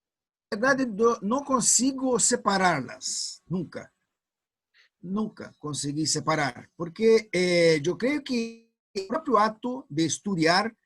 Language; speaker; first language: Spanish; non-native, fluent; Portuguese